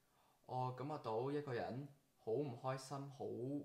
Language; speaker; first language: Cantonese; early bilingual, heritage; Cantonese